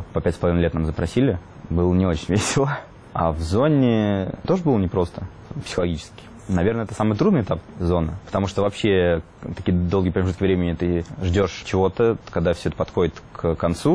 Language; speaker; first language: Russian; native; Russian